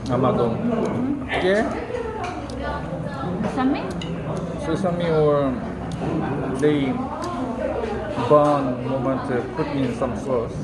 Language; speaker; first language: English; non-native, learner; Korean